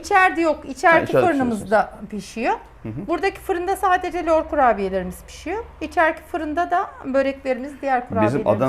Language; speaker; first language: Turkish; native; Turkish